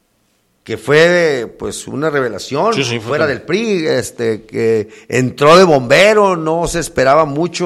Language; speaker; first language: Spanish; native; Spanish